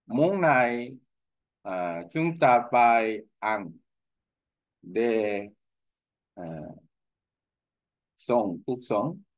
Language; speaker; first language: Vietnamese; non-native, learner; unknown